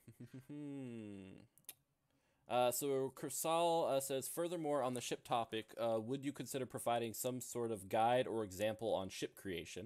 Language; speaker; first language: English; native; English